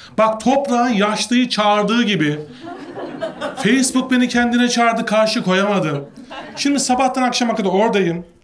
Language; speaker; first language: Turkish; native; Turkish